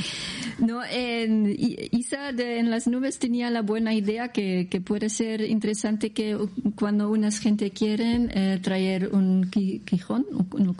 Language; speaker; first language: Spanish; non-native, learner; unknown